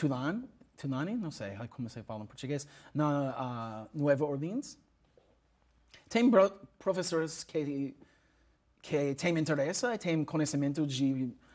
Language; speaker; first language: Portuguese; non-native, learner; English